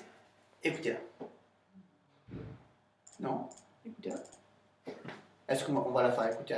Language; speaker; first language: French; native; French